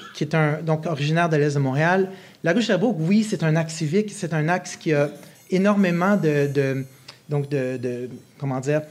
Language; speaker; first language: French; native; French